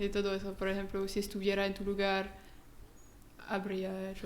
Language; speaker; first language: Spanish; non-native, learner; French